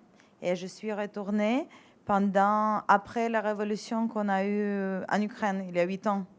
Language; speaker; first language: French; non-native, fluent; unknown